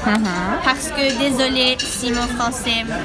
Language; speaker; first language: French; non-native, learner; Turkish